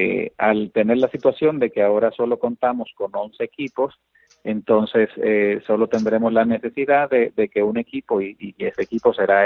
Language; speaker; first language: Spanish; native; Spanish